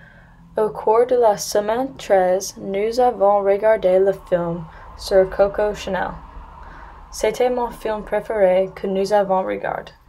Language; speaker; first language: French; non-native, learner; English